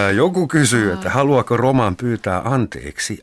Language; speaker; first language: Finnish; non-native, fluent; German